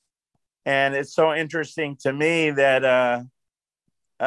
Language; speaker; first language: English; native; English